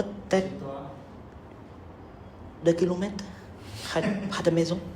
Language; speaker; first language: French; non-native, learner; Khmer